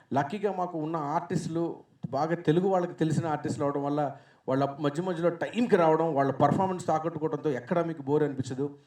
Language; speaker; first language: Telugu; native; Telugu